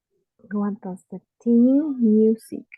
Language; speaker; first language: English; non-native, learner; Spanish